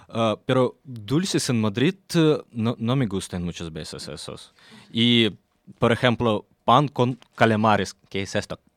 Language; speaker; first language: Spanish; non-native, learner; Russian